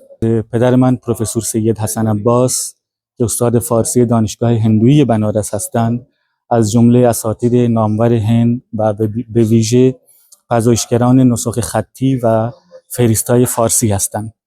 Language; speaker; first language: Persian; non-native, fluent; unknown